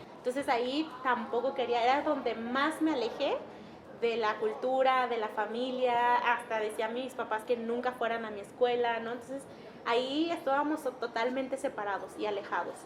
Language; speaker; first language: Spanish; non-native, local second language; Mixtepec Mixtec